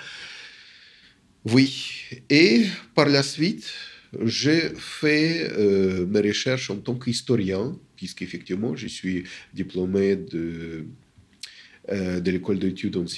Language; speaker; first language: French; non-native, fluent; Russian